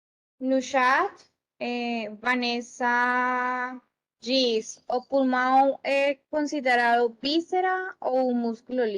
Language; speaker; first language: Portuguese; non-native, learner; Spanish